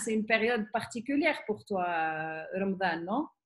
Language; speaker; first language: French; non-native, local second language; Arabic